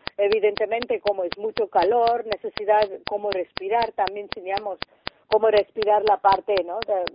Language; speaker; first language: Spanish; non-native, learner; Tamil